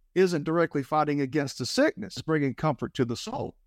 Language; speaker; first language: English; native; English